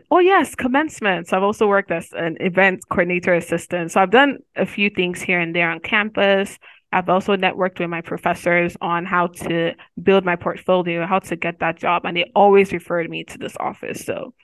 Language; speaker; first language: English; non-native, local second language; Yoruba